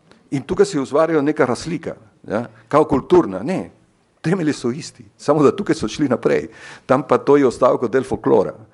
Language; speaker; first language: Slovenian; non-native, fluent; Spanish